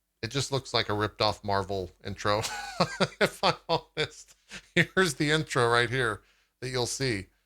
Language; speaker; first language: English; native; English